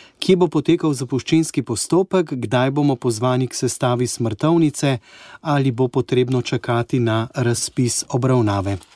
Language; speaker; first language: Slovenian; native; Slovenian